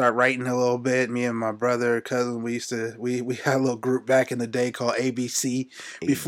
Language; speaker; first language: English; native; English